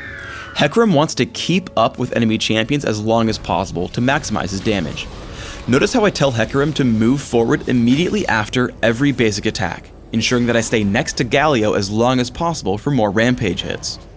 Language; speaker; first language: English; native; English